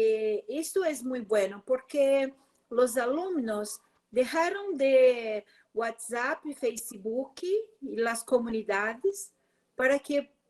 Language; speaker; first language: Spanish; non-native, fluent; Portuguese